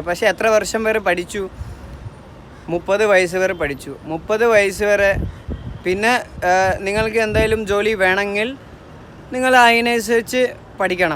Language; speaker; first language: Malayalam; non-native, local second language; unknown